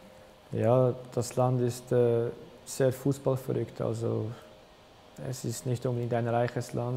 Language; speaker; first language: German; early bilingual, other home language; Albanian